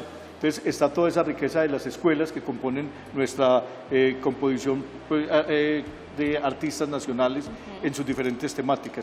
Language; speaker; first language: Spanish; native; Spanish